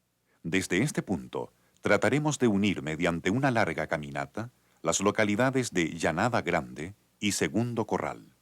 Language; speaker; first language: Spanish; native; Spanish